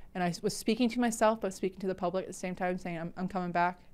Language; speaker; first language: English; native; English